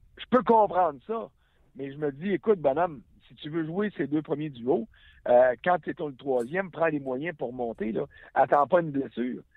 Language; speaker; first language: French; native; French